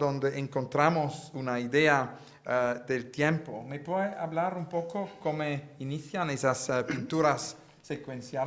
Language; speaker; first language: Spanish; non-native, learner; Italian